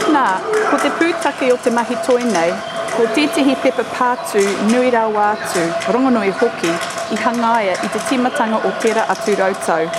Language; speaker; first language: Māori; non-native, local second language; English